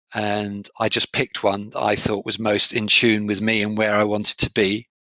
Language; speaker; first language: English; native; English